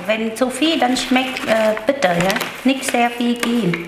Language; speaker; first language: German; non-native, learner; Vietnamese